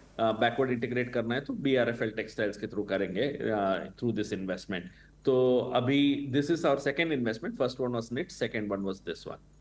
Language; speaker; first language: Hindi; non-native, local second language; Tamil